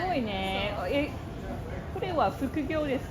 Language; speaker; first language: Japanese; non-native, fluent; English